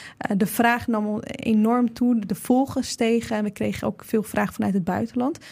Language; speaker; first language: Dutch; early bilingual, other home language; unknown